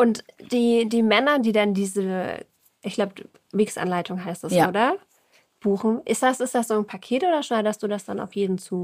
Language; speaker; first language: German; native; German